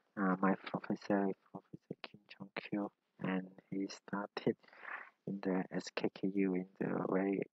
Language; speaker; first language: English; non-native, learner; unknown